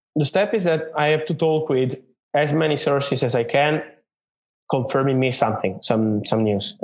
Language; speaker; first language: English; non-native, fluent; Italian